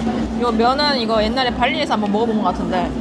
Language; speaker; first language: Korean; native; Korean